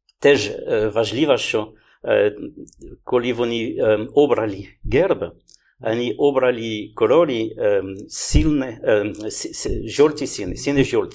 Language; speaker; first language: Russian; non-native, learner; French